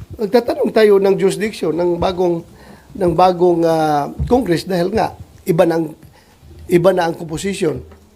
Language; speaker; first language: Filipino; native; Filipino